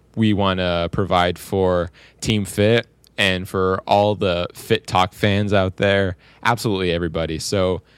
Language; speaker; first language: English; native; English